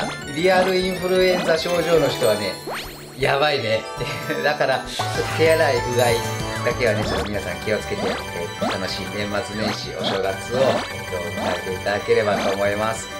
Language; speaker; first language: Japanese; native; Japanese